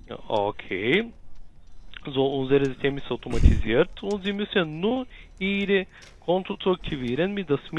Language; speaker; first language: German; non-native, learner; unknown